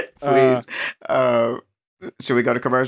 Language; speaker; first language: English; native; English